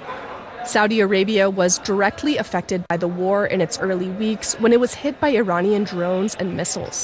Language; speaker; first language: English; native; English